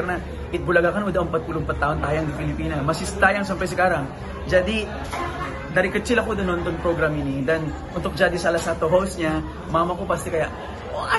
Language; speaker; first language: Indonesian; non-native, fluent; Filipino